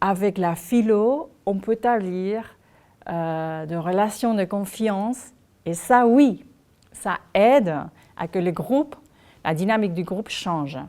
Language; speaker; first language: French; non-native, fluent; Spanish